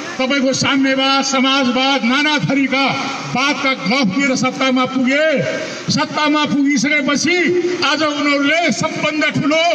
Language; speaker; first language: Nepali; native; Nepali